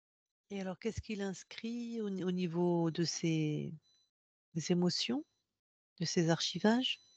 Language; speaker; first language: French; native; French